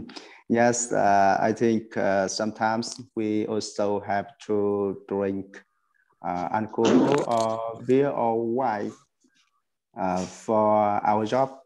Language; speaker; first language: English; non-native, learner; Vietnamese